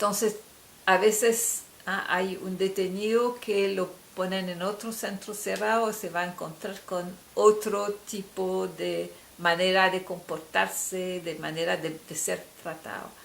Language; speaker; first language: Spanish; non-native, fluent; French